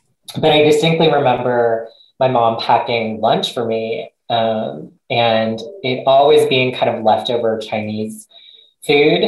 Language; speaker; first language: English; native; English